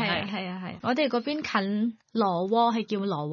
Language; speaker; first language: Cantonese; non-native, learner; Thai